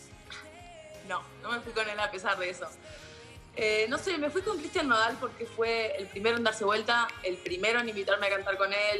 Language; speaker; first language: Spanish; native; Spanish